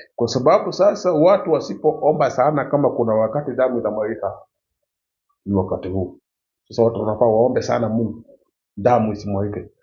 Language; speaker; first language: Swahili; non-native, local second language; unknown